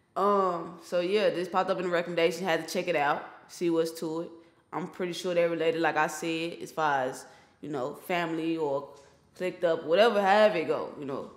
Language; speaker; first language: English; native; English